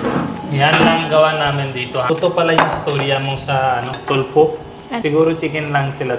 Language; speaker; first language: Filipino; non-native, learner; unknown